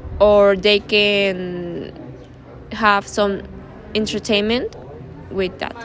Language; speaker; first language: English; non-native, learner; Spanish